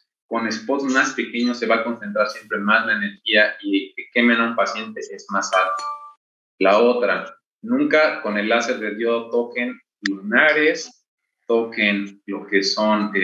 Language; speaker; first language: Spanish; native; Spanish